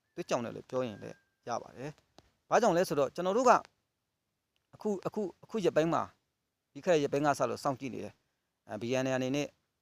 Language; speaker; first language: Burmese; native; Burmese